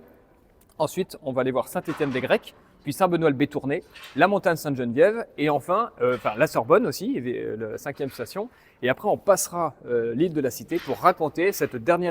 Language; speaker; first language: French; native; French